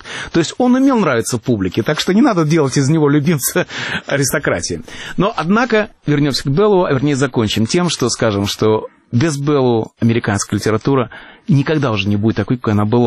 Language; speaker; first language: Russian; native; Russian